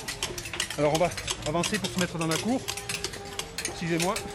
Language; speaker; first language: French; native; French